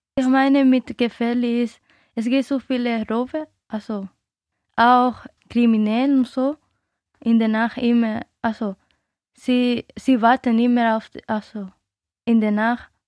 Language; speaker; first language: German; non-native, learner; Spanish